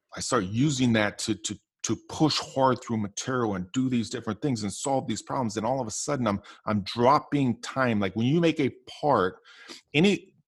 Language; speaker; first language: English; native; English